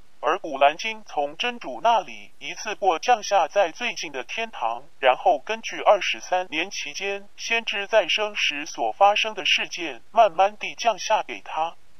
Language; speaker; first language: Chinese; non-native, local second language; Cantonese